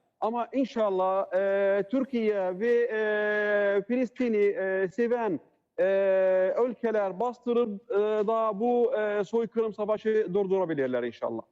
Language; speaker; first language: Turkish; non-native, learner; Arabic